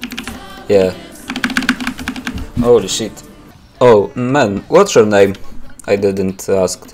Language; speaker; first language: English; non-native, learner; Polish